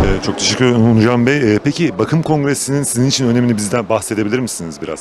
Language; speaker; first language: Turkish; native; Turkish